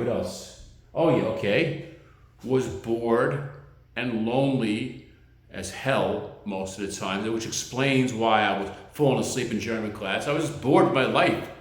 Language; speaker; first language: English; native; English